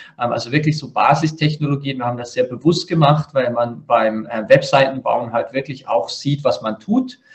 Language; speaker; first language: German; native; German